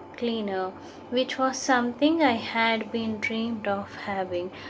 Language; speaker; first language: English; non-native, local second language; Kannada